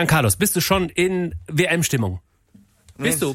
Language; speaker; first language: German; native; German